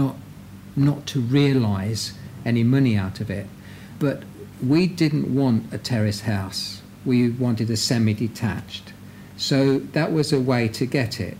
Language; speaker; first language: English; native; English